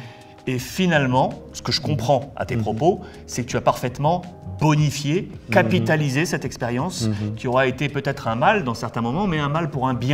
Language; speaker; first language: French; native; French